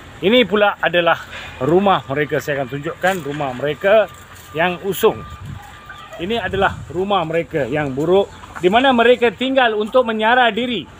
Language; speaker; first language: Malay; non-native, local second language; Tamil